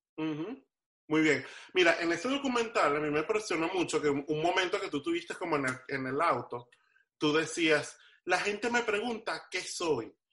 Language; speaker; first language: Spanish; native; Spanish